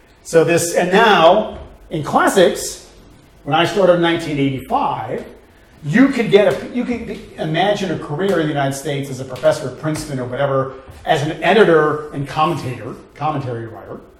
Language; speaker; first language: English; native; English